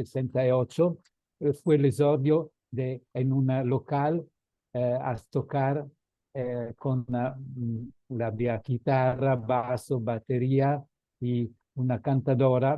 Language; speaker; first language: Spanish; non-native, fluent; Italian